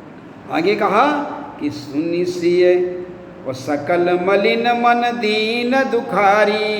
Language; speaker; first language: Hindi; native; Hindi